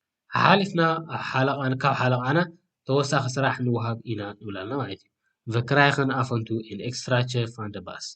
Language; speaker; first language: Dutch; non-native, fluent; Tigrinya